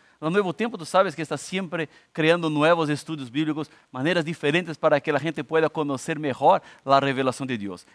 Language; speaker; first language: Spanish; non-native, fluent; Portuguese